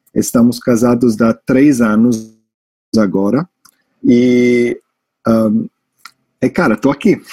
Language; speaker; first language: Portuguese; non-native, fluent; English